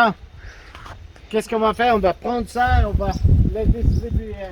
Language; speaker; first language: French; non-native, fluent; Spanish